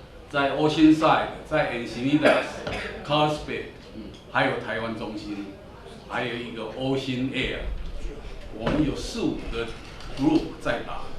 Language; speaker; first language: Chinese; non-native, local second language; Min Nan Chinese